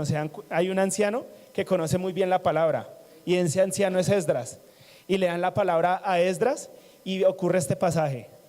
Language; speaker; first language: Spanish; native; Spanish